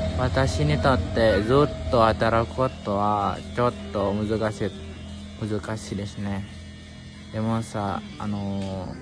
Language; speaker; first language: Japanese; non-native, learner; Indonesian